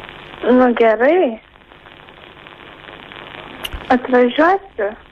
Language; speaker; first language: Lithuanian; native; Lithuanian